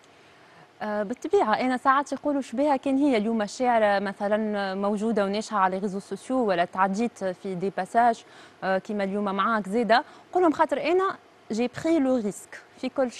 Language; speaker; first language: Arabic; native; Arabic